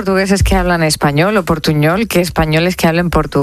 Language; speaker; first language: Spanish; native; Spanish